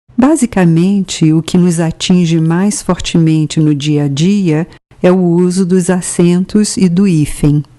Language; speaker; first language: Portuguese; native; Portuguese